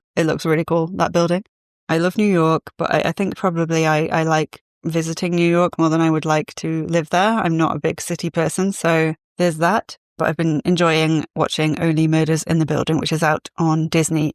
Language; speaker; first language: English; native; English